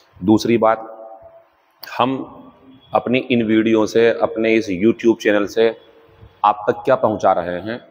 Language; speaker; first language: Hindi; native; Hindi